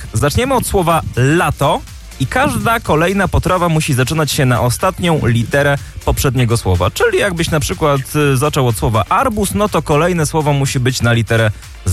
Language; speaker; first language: Polish; native; Polish